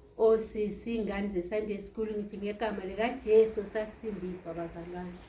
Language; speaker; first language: Zulu; native; Zulu